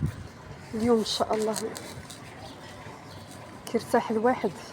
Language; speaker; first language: Arabic; native; Arabic